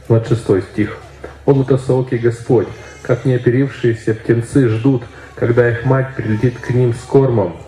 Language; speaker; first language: Russian; native; Russian